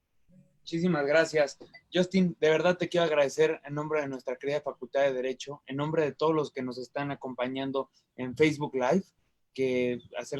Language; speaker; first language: Spanish; native; Spanish